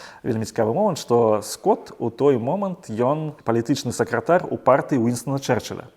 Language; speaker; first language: Belarusian; native; Belarusian